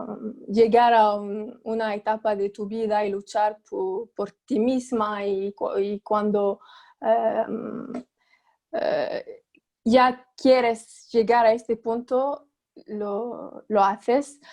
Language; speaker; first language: Spanish; non-native, fluent; Arabic